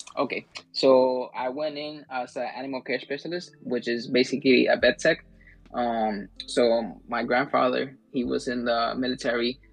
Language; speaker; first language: English; early bilingual, other home language; Spanish